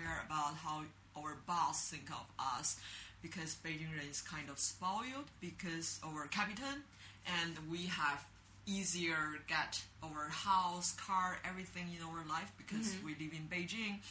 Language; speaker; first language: English; non-native, learner; Chinese